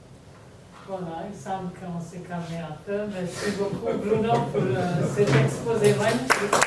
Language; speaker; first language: French; non-native, fluent; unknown